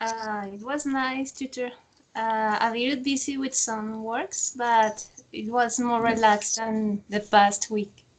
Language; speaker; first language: English; non-native, fluent; Spanish